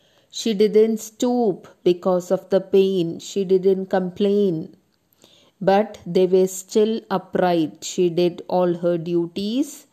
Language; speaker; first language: English; non-native, local second language; Malayalam